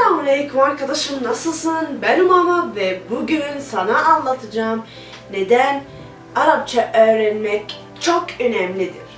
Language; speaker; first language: Turkish; non-native, learner; Arabic